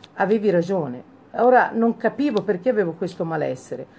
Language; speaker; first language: Italian; native; Italian